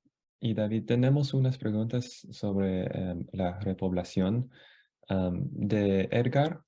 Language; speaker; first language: Spanish; non-native, fluent; English